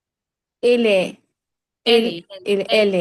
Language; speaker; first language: French; non-native, learner; Hindi